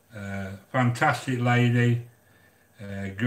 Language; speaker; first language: English; native; English